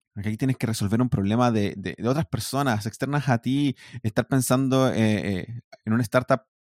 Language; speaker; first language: Spanish; native; Spanish